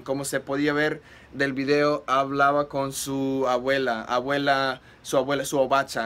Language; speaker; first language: Spanish; non-native, fluent; English